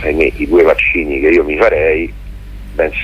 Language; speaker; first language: Italian; native; Italian